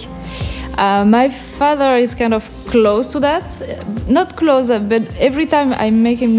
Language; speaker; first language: English; non-native, learner; French